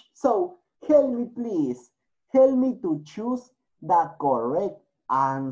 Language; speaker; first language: English; non-native, fluent; Spanish